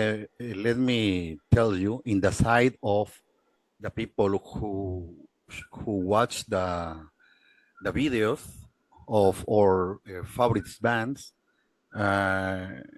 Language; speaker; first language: English; non-native, learner; Spanish